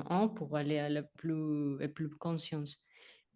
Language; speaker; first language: French; non-native, learner; Spanish